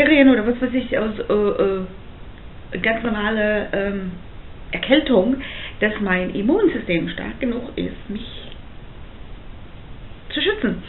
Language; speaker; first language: German; non-native, fluent; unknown